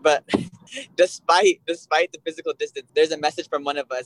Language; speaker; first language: English; native; English